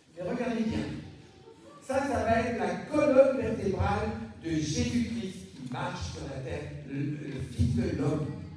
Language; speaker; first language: French; native; French